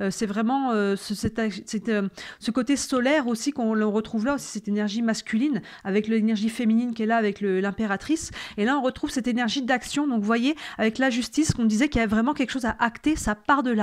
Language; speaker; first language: French; native; French